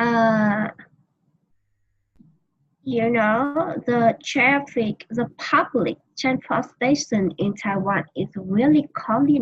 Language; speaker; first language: English; non-native, learner; Vietnamese